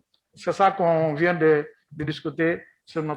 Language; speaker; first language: French; non-native, learner; Kabuverdianu